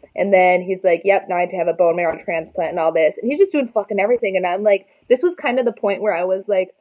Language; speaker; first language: English; native; English